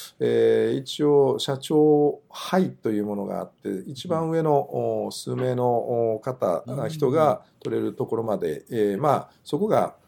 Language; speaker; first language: Japanese; native; Japanese